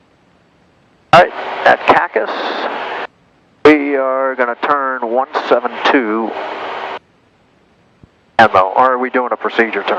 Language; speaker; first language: English; native; English